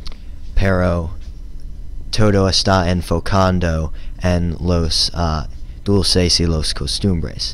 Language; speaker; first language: Spanish; non-native, learner; English